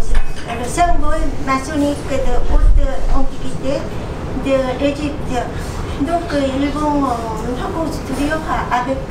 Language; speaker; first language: French; non-native, fluent; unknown